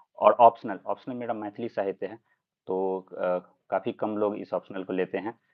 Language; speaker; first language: Hindi; non-native, local second language; Maithili